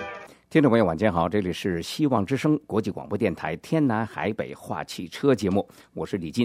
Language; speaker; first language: Chinese; native; Chinese